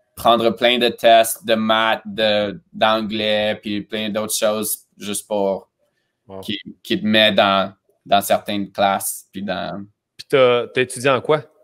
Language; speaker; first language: French; early bilingual, other home language; Romanian